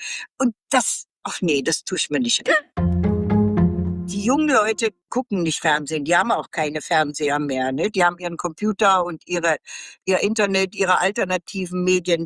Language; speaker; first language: German; native; German